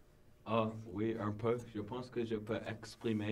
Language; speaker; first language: French; non-native, learner; English